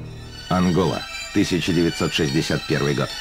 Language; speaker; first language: Russian; native; Russian